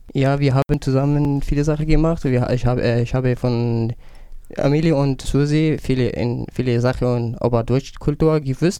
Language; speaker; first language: German; non-native, learner; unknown